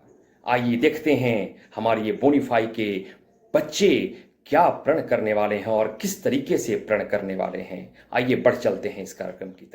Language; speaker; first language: Hindi; native; Hindi